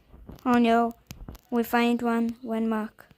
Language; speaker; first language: English; non-native, learner; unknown